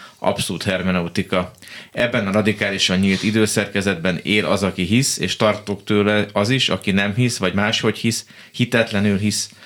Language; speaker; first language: Hungarian; native; Hungarian